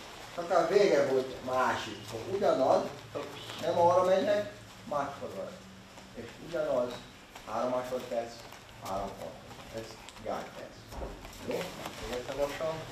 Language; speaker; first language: Hungarian; non-native, learner; Portuguese